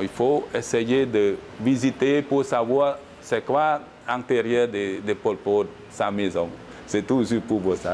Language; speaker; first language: French; non-native, learner; Khmer